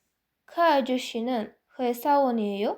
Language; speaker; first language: Korean; non-native, fluent; Uzbek